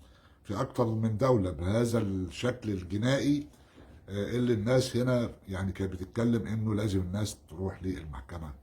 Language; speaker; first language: Arabic; native; Arabic